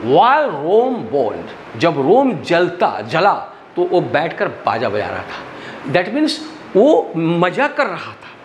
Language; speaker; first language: English; non-native, local second language; Hindi